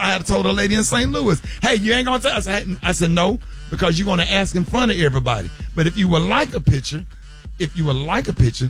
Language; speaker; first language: English; native; English